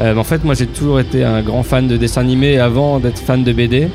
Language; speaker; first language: French; native; French